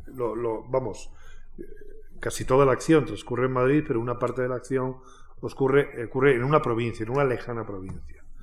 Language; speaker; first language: Spanish; native; Spanish